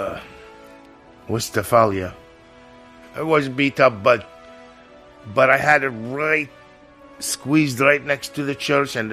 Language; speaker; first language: English; non-native, fluent; Arabic